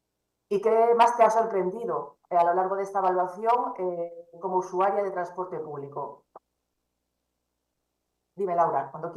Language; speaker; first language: Spanish; native; Spanish